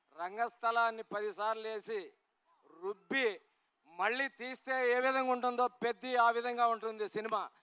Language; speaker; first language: Telugu; native; Telugu